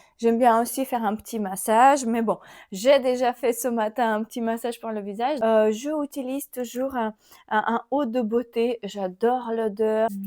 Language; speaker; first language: French; non-native, fluent; Ukrainian